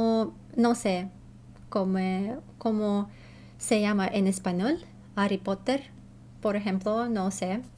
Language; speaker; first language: Spanish; non-native, learner; Russian